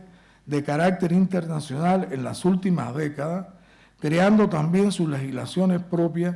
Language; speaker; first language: Spanish; native; Spanish